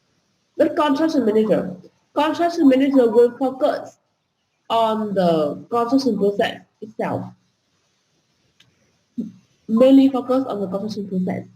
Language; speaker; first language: English; non-native, fluent; Vietnamese